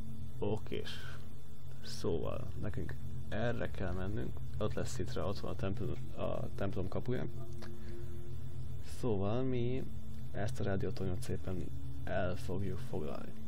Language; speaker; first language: Hungarian; native; Hungarian